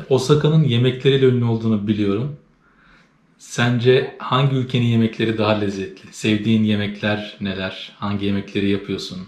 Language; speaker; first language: Turkish; native; Turkish